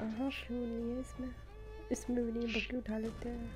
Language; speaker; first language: Hindi; native; Hindi